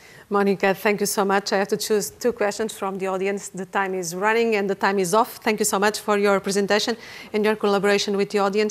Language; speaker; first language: English; non-native, fluent; Portuguese